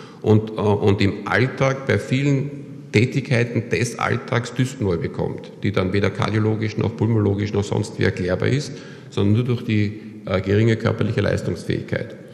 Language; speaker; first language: German; native; German